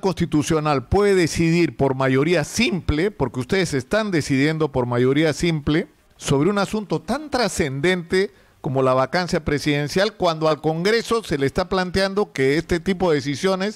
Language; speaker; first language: Spanish; native; Spanish